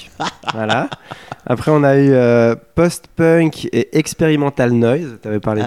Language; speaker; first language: French; native; French